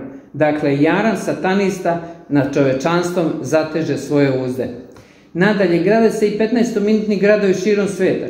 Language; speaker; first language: Serbian; native; Serbian